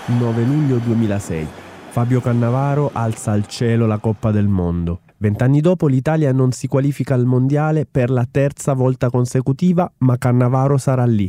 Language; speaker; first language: Italian; native; Italian